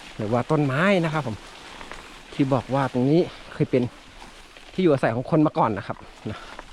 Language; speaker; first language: Thai; non-native, local second language; Karen languages